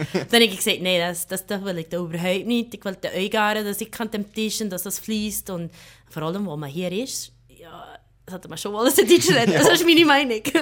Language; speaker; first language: German; non-native, fluent; English